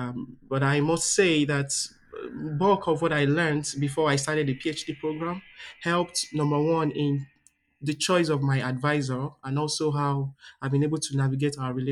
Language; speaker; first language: English; non-native, local second language; Yoruba